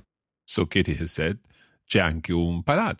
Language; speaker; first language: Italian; non-native, fluent; English